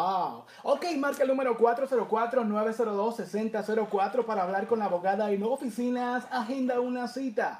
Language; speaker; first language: Spanish; native; Spanish